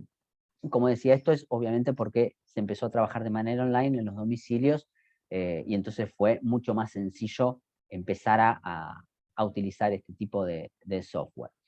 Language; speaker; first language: Spanish; native; Spanish